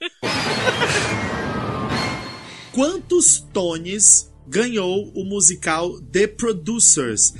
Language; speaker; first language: English; non-native, fluent; Portuguese